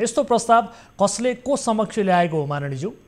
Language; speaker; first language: Nepali; native; Nepali